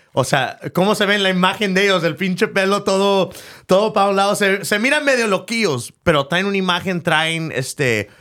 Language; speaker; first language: Spanish; early bilingual, heritage; Spanish